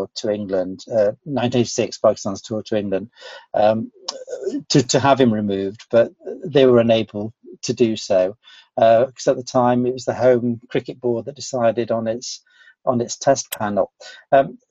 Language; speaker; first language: English; native; English